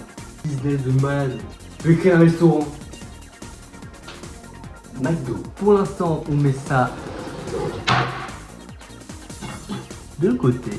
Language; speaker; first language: French; native; French